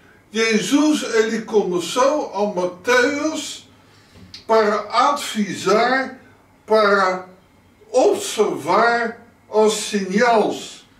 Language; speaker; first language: Portuguese; non-native, learner; Dutch